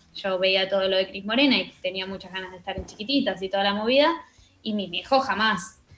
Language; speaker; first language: Spanish; native; Spanish